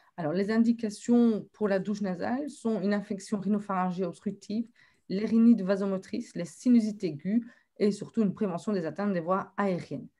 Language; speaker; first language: French; native; French